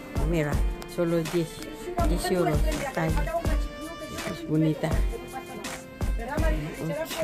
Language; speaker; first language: Spanish; non-native, learner; Filipino